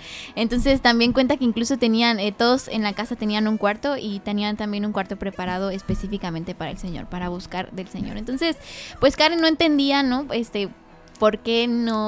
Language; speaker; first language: Spanish; native; Spanish